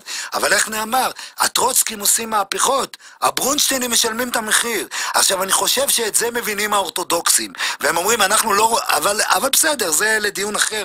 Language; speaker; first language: Hebrew; native; Hebrew